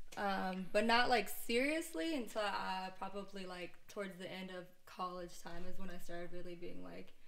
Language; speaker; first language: English; native; English